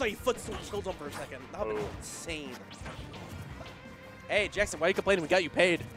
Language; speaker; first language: English; native; English